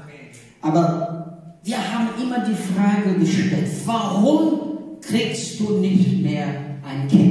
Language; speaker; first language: German; non-native, learner; Portuguese